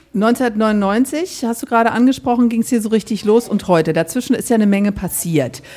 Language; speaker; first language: German; native; German